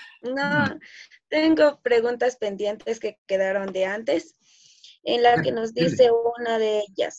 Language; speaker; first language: Spanish; native; Spanish